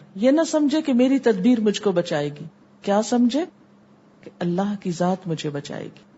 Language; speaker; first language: Urdu; native; Urdu